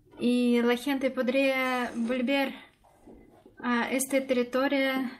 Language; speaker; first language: Spanish; non-native, learner; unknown